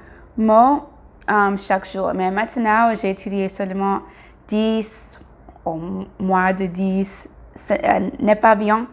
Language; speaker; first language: French; non-native, learner; English